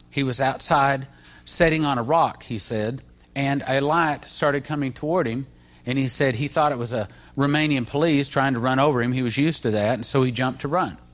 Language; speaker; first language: English; native; English